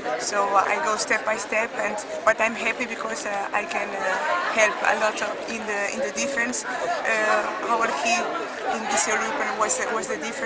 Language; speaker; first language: English; non-native, learner; Portuguese